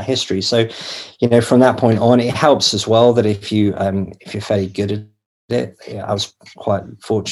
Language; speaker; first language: English; native; English